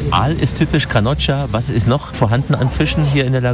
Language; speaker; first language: German; native; German